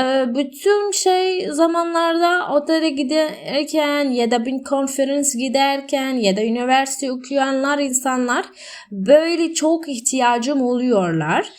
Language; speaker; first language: Turkish; non-native, learner; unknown